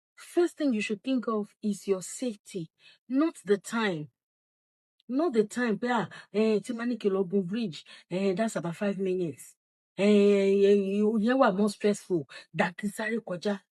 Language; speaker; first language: English; non-native, local second language; Yoruba